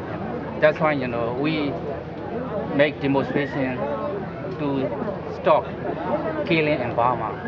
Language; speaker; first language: English; non-native, learner; Burmese